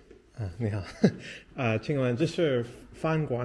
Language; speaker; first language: Chinese; non-native, learner; English